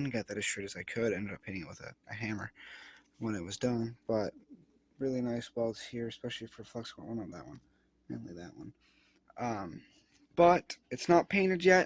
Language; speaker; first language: English; native; English